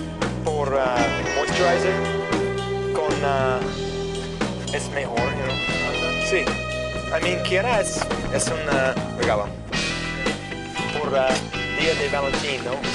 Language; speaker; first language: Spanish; non-native, learner; English